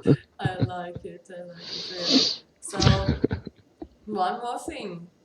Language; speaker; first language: English; non-native, learner; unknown